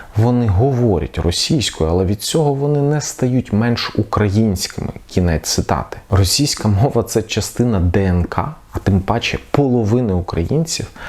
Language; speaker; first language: Ukrainian; non-native, local second language; Russian